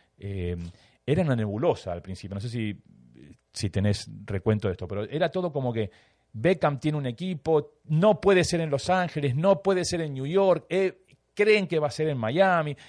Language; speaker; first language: Spanish; native; Spanish